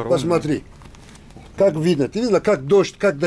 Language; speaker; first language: Russian; non-native, learner; Turkish